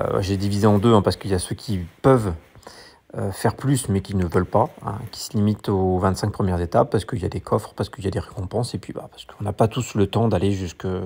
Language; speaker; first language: French; native; French